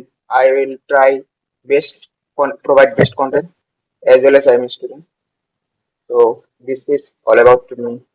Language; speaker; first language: English; non-native, local second language; Bangla